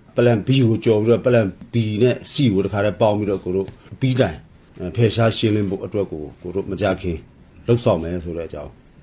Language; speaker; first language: Burmese; non-native, local second language; S'gaw Karen